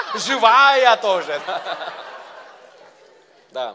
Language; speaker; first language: Russian; non-native, learner; Vietnamese